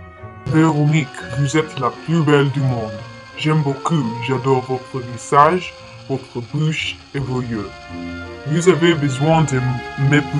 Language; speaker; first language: French; non-native, learner; English